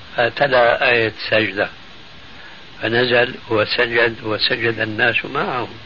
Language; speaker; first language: Arabic; early bilingual, other home language; Albanian